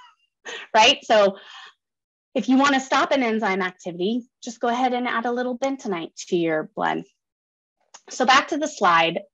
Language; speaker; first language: English; native; English